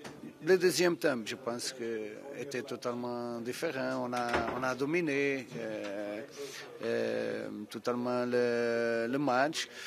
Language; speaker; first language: French; non-native, fluent; Portuguese